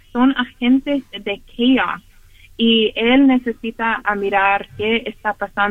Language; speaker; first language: Spanish; early bilingual, heritage; Spanish